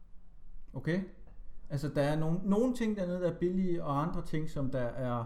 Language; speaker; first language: Danish; native; Danish